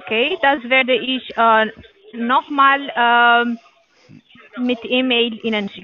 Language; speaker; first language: German; non-native, learner; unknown